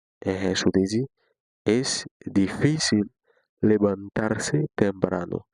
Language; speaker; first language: Spanish; non-native, fluent; Haitian Creole